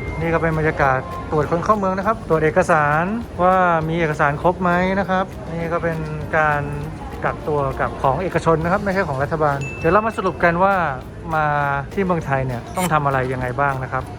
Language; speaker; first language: Thai; native; Thai